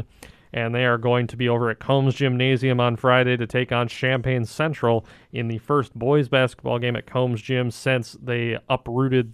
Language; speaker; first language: English; native; English